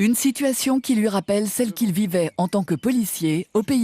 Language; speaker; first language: French; native; French